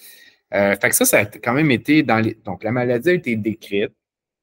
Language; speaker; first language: French; native; French